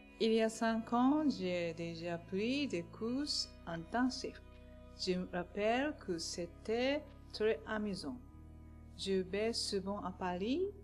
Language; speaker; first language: French; non-native, learner; Japanese